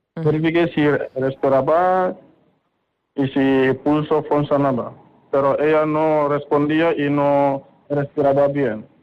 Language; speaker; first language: Spanish; non-native, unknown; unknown